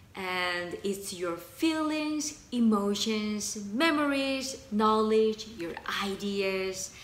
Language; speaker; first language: English; non-native, fluent; Korean